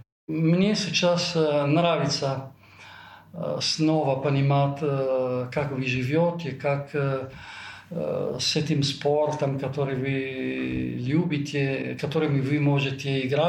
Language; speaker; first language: Russian; non-native, fluent; Italian